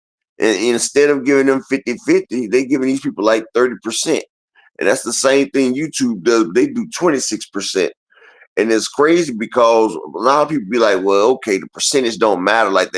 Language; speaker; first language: English; native; English